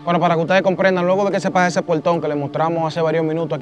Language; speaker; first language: Spanish; native; Spanish